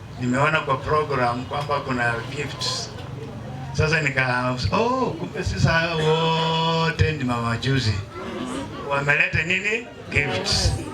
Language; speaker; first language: Swahili; non-native, local second language; Luyia